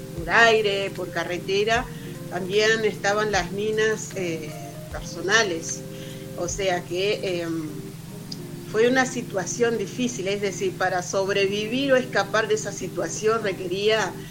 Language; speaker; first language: Spanish; non-native, fluent; Portuguese